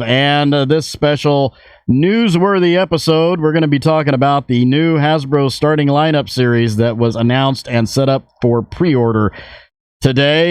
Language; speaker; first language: English; native; English